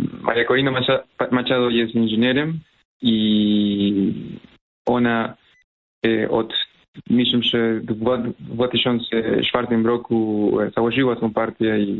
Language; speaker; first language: Polish; non-native, fluent; Spanish